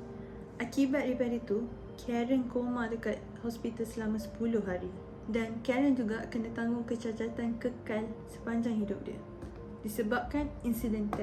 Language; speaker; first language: Malay; native; Malay